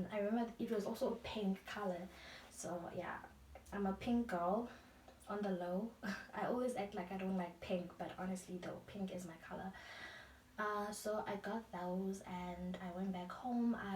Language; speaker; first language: English; non-native, local second language; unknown